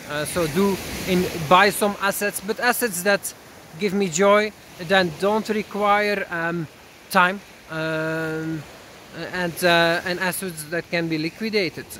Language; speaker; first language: English; non-native, fluent; Dutch